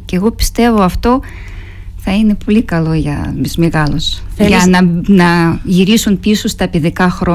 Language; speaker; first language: Greek; non-native, fluent; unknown